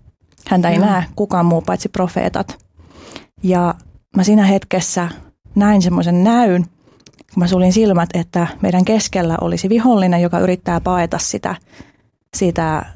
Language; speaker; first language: Finnish; early bilingual, other home language; Albanian